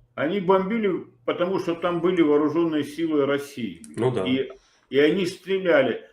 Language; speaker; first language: Russian; native; Russian